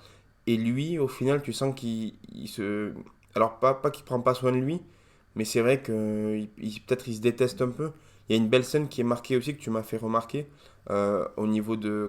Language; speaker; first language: French; native; French